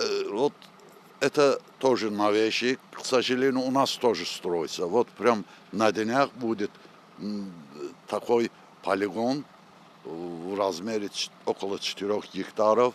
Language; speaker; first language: Russian; non-native, local second language; Azerbaijani